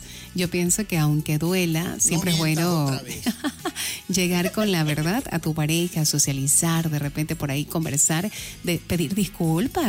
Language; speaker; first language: Spanish; native; Spanish